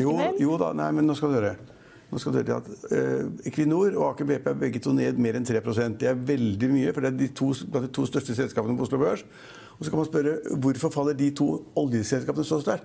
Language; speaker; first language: Norwegian; native; Norwegian